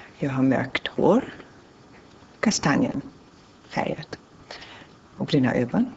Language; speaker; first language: Swedish; non-native, fluent; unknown